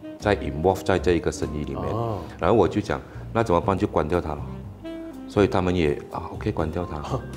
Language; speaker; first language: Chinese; native; Chinese